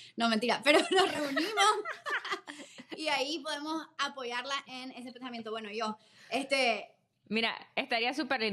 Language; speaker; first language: Spanish; native; Spanish